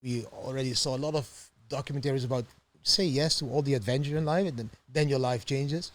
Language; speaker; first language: English; non-native, fluent; Dutch